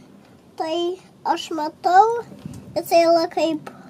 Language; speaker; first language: Lithuanian; early bilingual, heritage; Lithuanian